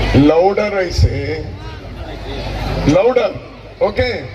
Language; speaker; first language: English; non-native, local second language; Telugu